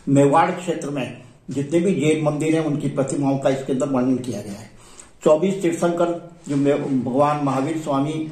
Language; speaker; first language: Hindi; native; Hindi